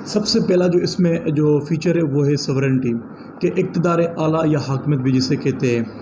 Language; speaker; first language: Urdu; non-native, local second language; Sindhi